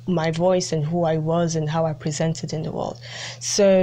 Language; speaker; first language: English; early bilingual, other home language; Italian